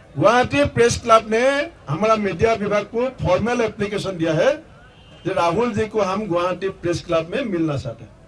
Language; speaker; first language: Hindi; non-native, local second language; Assamese